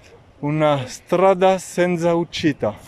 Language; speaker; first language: Italian; non-native, learner; French